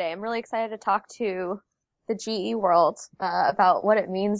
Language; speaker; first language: English; early bilingual, other home language; Vietnamese